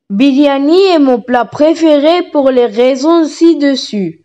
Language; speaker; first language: French; non-native, learner; Tamil